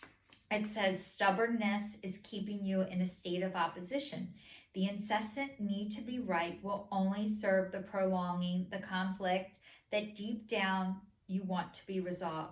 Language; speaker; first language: English; native; English